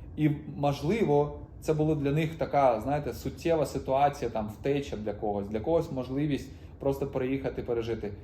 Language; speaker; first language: Ukrainian; non-native, local second language; Russian